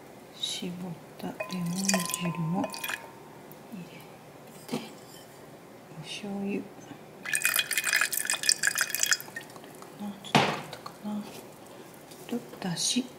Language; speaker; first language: Japanese; native; Japanese